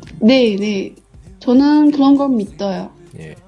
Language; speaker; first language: Korean; non-native, learner; Chinese